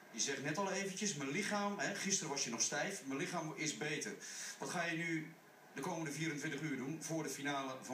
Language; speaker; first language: Dutch; native; Dutch